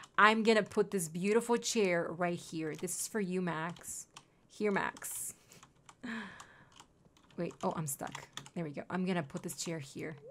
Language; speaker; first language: English; non-native, fluent; Spanish